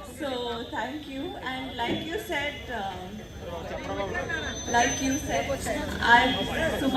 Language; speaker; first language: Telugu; non-native, learner; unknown